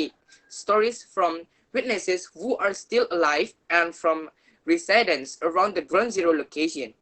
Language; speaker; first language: English; non-native, learner; Indonesian